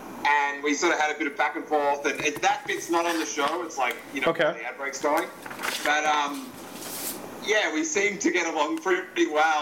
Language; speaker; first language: English; native; English